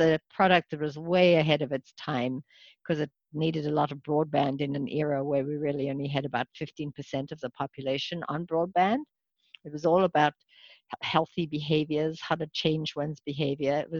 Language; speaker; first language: English; native; English